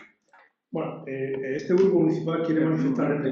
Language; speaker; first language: Spanish; native; Spanish